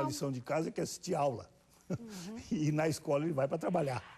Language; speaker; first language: Portuguese; native; Portuguese